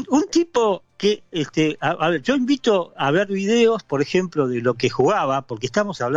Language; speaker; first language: Spanish; native; Spanish